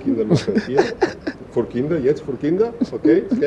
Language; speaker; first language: German; non-native, learner; Spanish